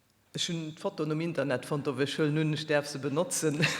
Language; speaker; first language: German; non-native, local second language; Luxembourgish